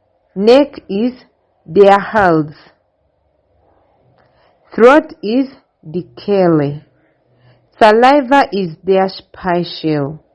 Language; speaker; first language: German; non-native, learner; English